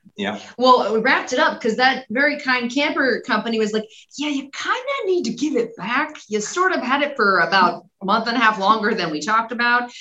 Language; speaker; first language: English; native; English